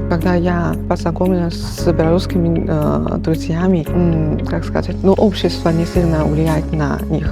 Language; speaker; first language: Russian; non-native, fluent; Chinese